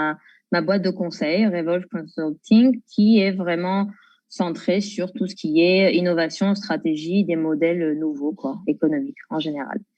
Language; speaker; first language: French; native; French